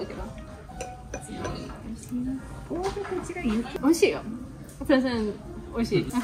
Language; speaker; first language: Japanese; non-native, fluent; Swedish